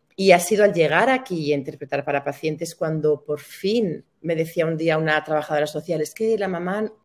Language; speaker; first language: Spanish; native; Spanish